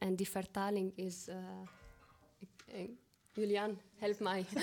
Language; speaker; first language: Dutch; non-native, fluent; Arabic